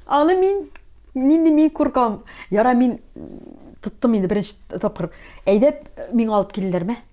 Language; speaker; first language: Tatar; native; Tatar